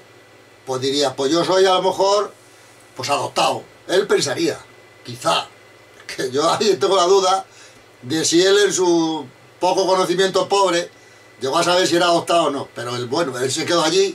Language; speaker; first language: Spanish; native; Spanish